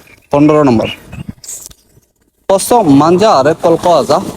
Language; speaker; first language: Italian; non-native, learner; Bangla